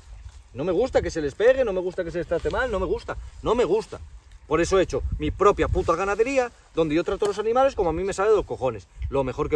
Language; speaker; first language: Spanish; native; Spanish